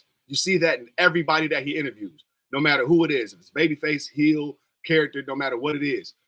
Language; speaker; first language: English; native; English